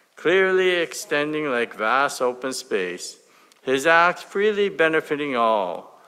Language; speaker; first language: English; early bilingual, other home language; Japanese